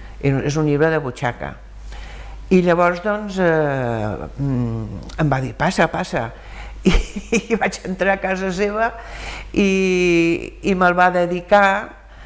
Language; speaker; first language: Catalan; early bilingual, other home language; German